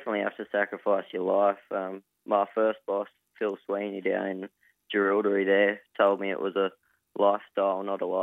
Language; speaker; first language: English; native; English